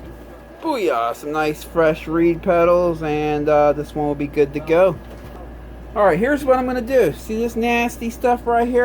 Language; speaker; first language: English; native; English